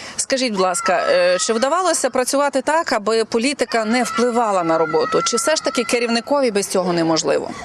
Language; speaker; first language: Ukrainian; native; Ukrainian